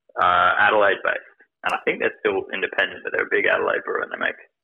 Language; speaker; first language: English; native; English